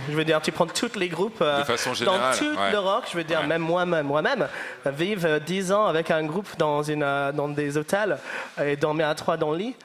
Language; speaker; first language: French; non-native, fluent; English